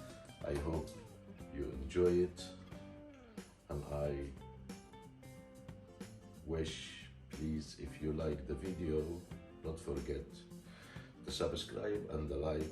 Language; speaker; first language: English; non-native, learner; Arabic